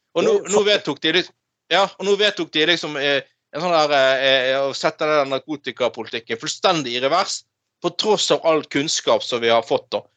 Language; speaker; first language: Norwegian; native; Norwegian